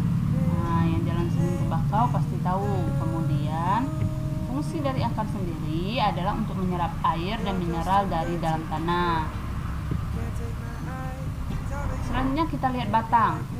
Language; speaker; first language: Indonesian; native; Indonesian